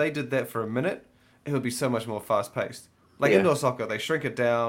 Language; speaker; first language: English; native; English